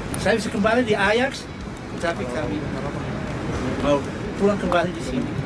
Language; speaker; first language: Indonesian; early bilingual, heritage; Dutch